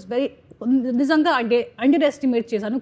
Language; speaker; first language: Telugu; non-native, learner; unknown